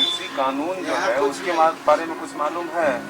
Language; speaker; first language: Hindi; native; Hindi